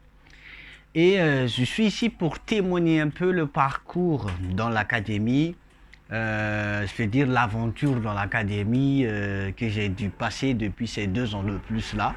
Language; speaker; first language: French; non-native, local second language; Malagasy